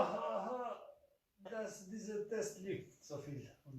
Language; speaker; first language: German; non-native, learner; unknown